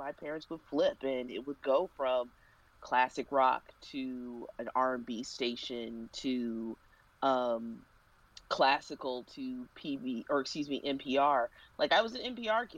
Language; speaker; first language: English; native; English